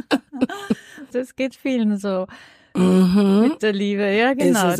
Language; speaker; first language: German; native; German